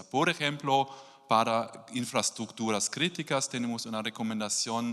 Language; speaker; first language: Spanish; non-native, learner; German